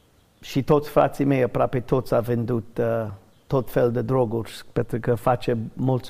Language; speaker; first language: Romanian; non-native, learner; English